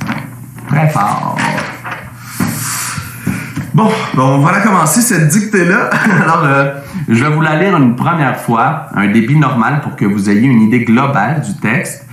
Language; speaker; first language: French; native; French